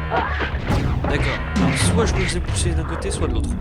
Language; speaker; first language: French; native; French